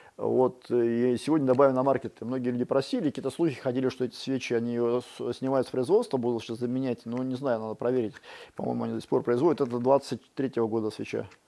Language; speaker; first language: Russian; native; Russian